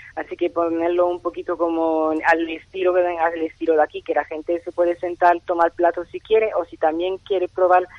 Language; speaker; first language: Spanish; non-native, fluent; French